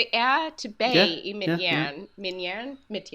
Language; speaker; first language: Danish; non-native, fluent; English